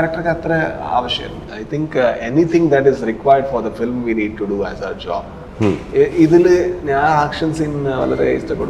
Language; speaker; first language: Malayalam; non-native, learner; Kannada